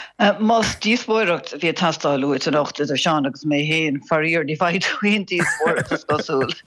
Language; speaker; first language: Irish; non-native, local second language; English